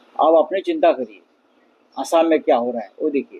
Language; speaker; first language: Hindi; non-native, local second language; Marathi